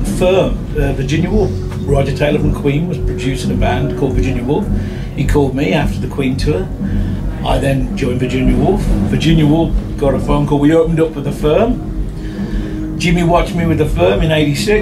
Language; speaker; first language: English; native; English